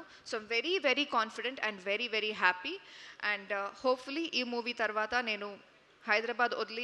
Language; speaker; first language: Telugu; non-native, learner; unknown